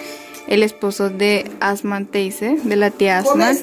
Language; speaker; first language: Spanish; native; Spanish